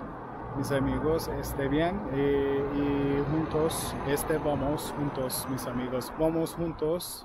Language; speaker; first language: Spanish; non-native, learner; Turkish